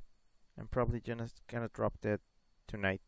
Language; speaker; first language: English; native; English